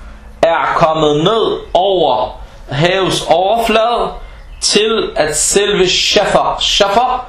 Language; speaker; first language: Danish; non-native, local second language; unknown